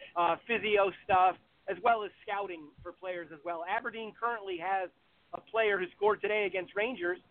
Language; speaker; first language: English; native; English